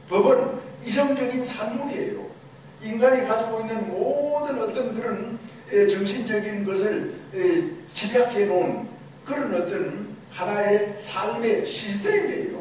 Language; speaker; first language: Korean; native; Korean